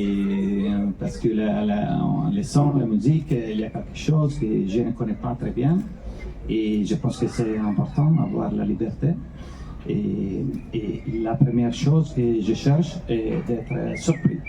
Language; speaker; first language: French; non-native, fluent; Italian